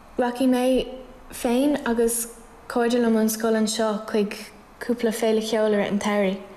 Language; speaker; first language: Irish; non-native, local second language; English